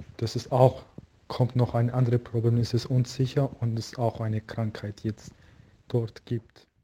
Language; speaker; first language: German; non-native, learner; Kurdish